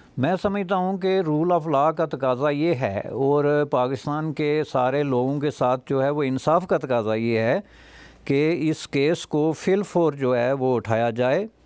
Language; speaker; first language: Urdu; non-native, local second language; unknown